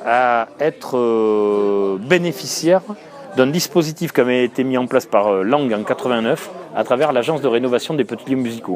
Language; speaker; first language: French; native; French